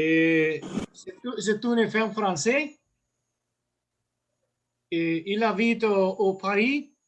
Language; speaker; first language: French; non-native, learner; Spanish